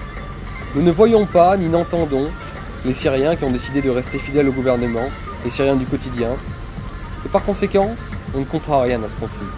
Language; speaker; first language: French; native; French